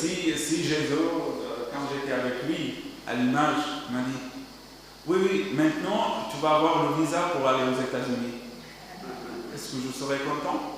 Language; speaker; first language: French; non-native, learner; Arabic